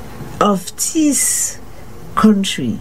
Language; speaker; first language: English; non-native, learner; French